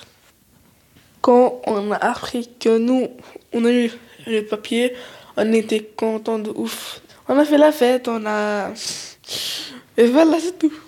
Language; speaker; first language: French; early bilingual, other home language; Arabic